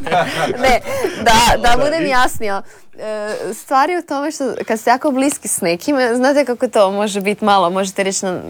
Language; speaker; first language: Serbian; non-native, fluent; Russian